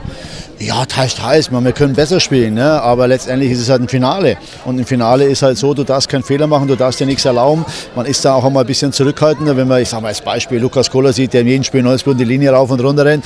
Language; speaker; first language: German; native; German